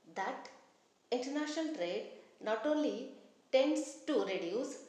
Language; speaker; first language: English; non-native, local second language; Kannada